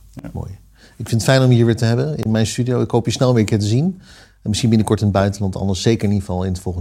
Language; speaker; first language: Dutch; native; Dutch